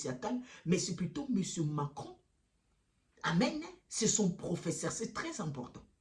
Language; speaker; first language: French; early bilingual, other home language; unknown